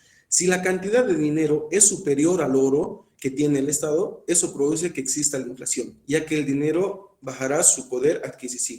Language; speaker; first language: Spanish; native; Spanish